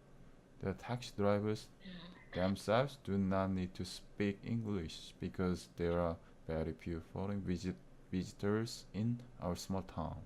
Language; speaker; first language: English; non-native, learner; Korean